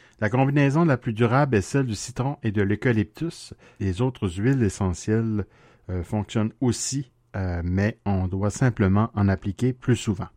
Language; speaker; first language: French; native; French